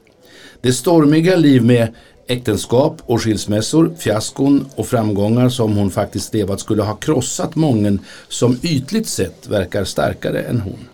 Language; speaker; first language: Swedish; native; Swedish